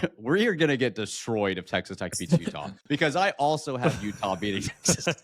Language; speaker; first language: English; native; English